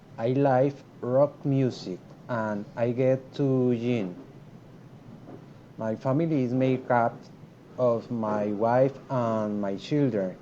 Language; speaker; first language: English; non-native, learner; Spanish